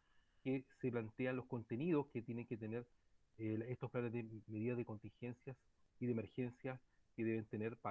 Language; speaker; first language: Spanish; native; Spanish